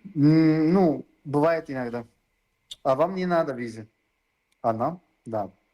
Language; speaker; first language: Russian; non-native, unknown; Turkish